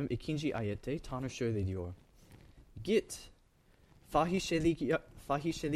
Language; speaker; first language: Turkish; non-native, fluent; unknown